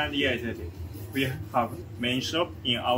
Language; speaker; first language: English; non-native, learner; Japanese